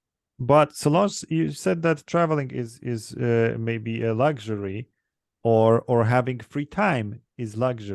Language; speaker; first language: English; non-native, fluent; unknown